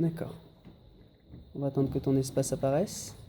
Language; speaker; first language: French; native; French